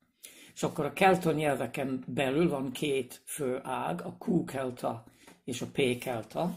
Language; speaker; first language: Hungarian; non-native, fluent; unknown